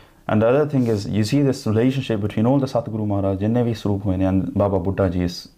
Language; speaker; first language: English; early bilingual, other home language; Punjabi